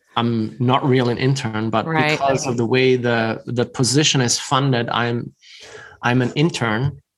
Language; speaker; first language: English; non-native, fluent; German